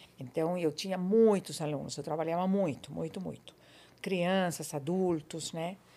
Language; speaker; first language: Portuguese; non-native, fluent; Spanish